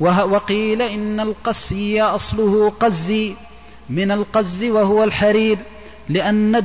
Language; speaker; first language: Arabic; native; Arabic